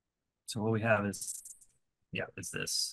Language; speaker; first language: English; native; English